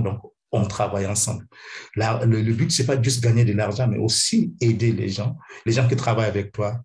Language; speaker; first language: French; non-native, fluent; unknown